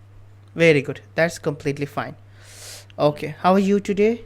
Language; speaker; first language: English; non-native, fluent; Bangla